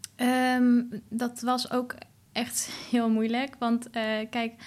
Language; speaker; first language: Dutch; early bilingual, other home language; Arabic